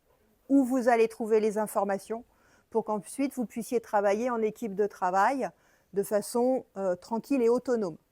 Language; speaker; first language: French; native; French